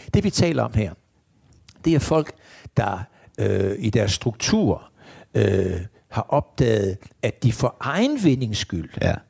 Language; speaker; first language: Danish; native; Danish